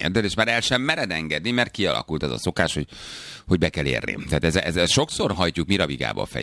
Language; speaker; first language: Hungarian; native; Hungarian